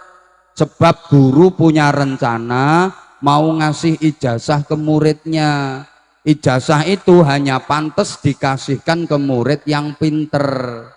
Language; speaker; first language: Indonesian; non-native, local second language; Javanese